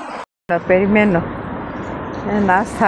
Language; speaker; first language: Greek; non-native, learner; Armenian